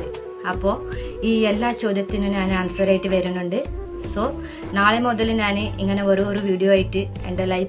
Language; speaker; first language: Malayalam; non-native, local second language; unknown